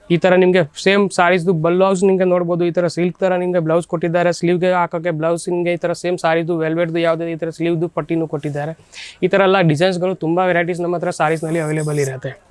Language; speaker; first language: Kannada; non-native, learner; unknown